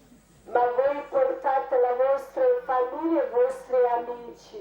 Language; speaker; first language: Italian; non-native, learner; Croatian